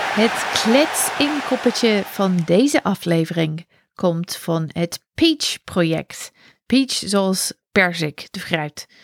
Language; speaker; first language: Dutch; non-native, fluent; English